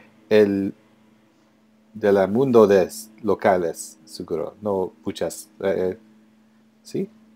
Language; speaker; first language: Spanish; non-native, learner; English